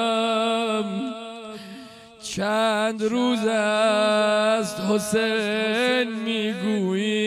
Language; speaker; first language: Persian; native; Persian